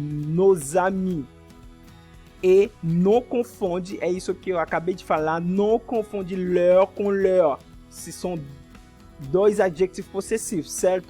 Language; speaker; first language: Portuguese; non-native, fluent; French